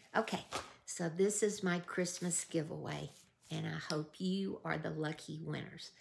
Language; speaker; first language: English; native; English